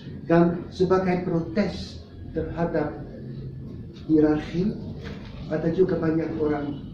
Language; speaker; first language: Indonesian; non-native, fluent; Dutch